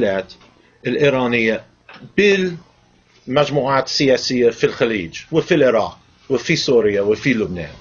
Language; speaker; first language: Arabic; non-native, fluent; English